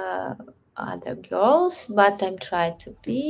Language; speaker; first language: English; non-native, learner; Russian